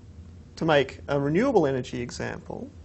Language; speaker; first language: English; native; English